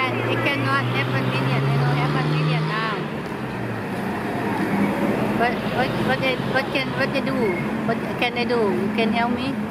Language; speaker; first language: English; non-native, learner; Thai